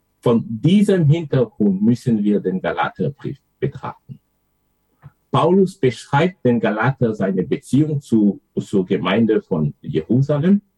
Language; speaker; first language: German; non-native, fluent; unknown